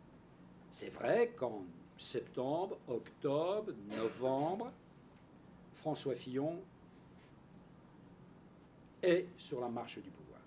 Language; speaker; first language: French; native; French